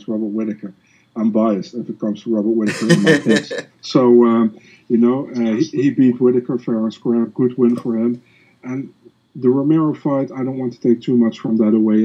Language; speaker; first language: English; non-native, fluent; Dutch